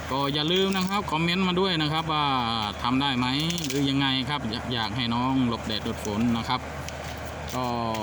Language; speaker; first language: Thai; non-native, local second language; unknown